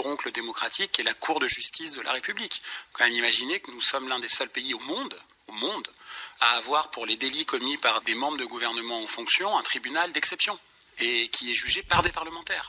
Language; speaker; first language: French; native; French